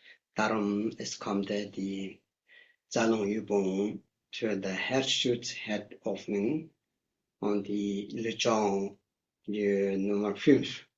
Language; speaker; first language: German; non-native, learner; Tibetan